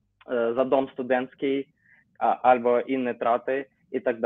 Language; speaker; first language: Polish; non-native, learner; Ukrainian